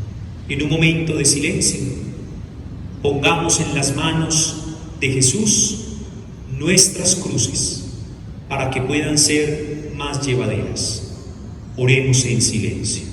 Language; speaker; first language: Spanish; native; Spanish